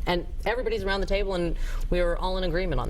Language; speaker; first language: English; native; English